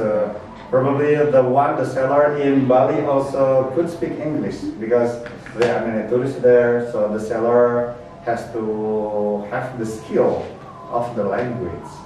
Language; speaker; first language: English; non-native, learner; Indonesian